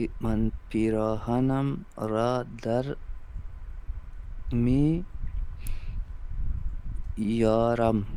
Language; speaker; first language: Persian; non-native, learner; Urdu